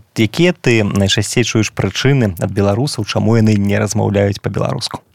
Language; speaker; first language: Belarusian; non-native, local second language; Russian